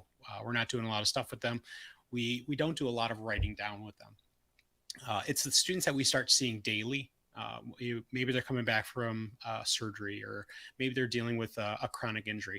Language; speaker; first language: English; native; English